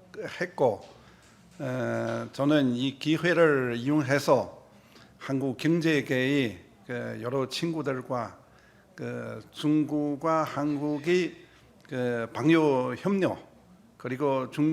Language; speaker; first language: Korean; non-native, fluent; Chinese